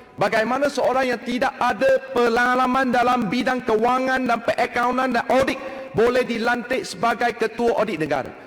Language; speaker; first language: Malay; non-native, local second language; Chinese